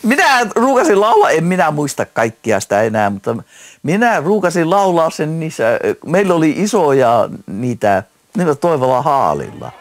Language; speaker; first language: Finnish; early bilingual, heritage; Finnish